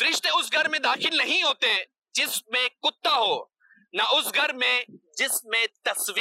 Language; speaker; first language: Urdu; native; Urdu